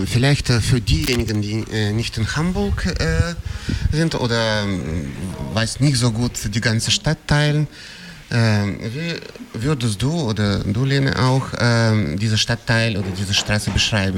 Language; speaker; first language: German; non-native, fluent; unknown